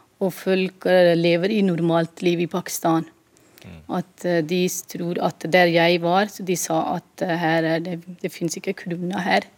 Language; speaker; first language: Norwegian; non-native, fluent; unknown